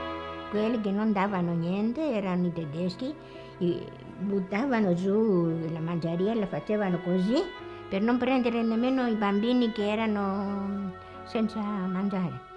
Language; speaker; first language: Italian; non-native, learner; Greek